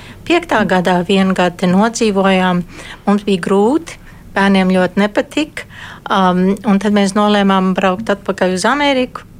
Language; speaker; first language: Latvian; early bilingual, heritage; Latvian